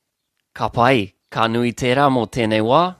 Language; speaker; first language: Māori; non-native, learner; English